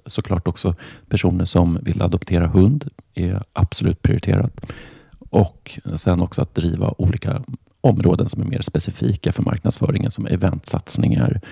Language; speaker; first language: Swedish; native; Swedish